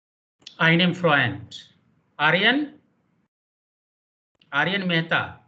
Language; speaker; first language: German; non-native, fluent; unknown